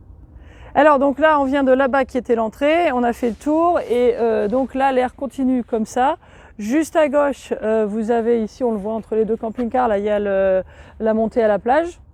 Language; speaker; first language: French; native; French